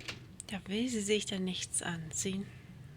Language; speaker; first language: German; native; German